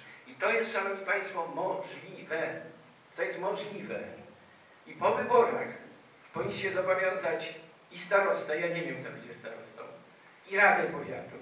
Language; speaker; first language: Polish; native; Polish